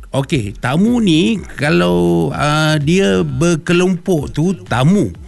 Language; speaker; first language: Malay; native; Malay